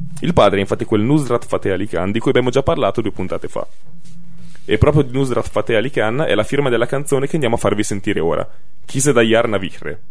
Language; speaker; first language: Italian; native; Italian